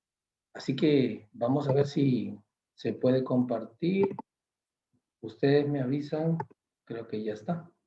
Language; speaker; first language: Spanish; native; Spanish